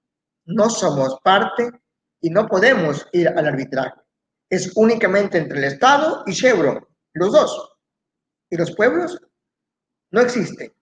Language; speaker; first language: Spanish; native; Spanish